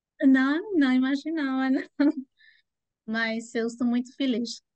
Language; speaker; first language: Portuguese; non-native, fluent; Spanish